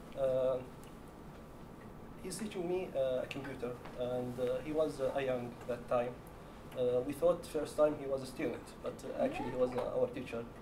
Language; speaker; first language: English; non-native, learner; Arabic